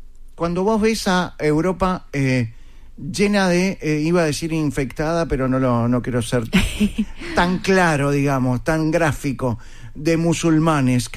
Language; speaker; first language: Spanish; native; Spanish